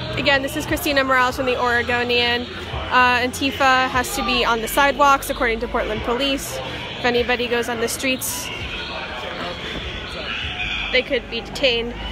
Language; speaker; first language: English; native; English